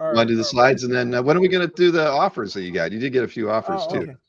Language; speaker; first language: English; native; English